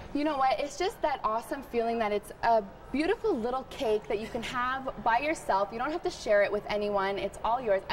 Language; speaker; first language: English; early bilingual, heritage; Spanish